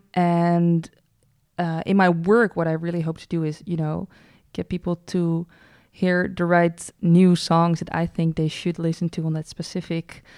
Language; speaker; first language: English; non-native, fluent; Dutch